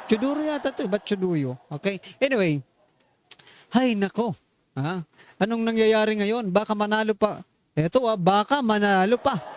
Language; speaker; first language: Filipino; non-native, local second language; Waray